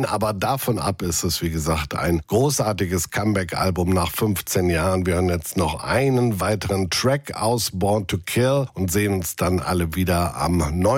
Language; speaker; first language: German; native; German